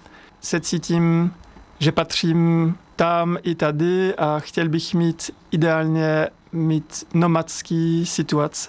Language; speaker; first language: Czech; non-native, fluent; French